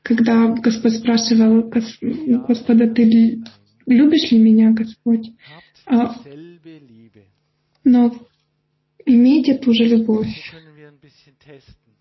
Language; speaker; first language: Russian; non-native, fluent; German